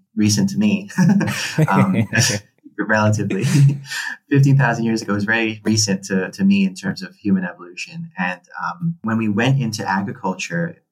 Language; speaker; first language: English; non-native, local second language; Cantonese